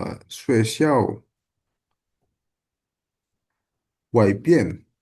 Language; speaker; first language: Chinese; non-native, learner; Indonesian